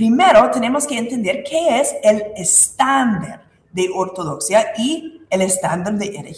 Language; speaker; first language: Spanish; non-native, fluent; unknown